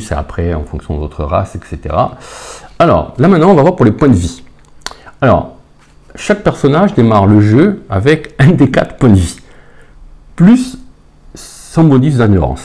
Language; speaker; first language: French; native; French